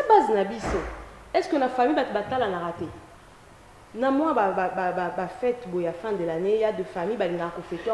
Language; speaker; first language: French; non-native, local second language; Lingala